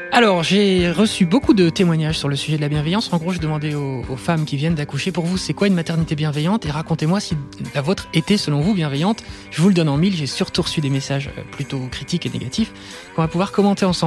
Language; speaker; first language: French; native; French